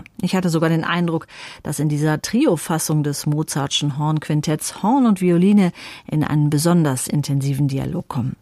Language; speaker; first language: German; native; German